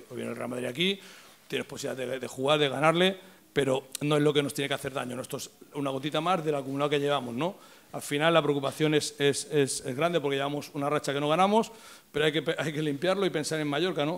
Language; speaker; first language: Spanish; native; Spanish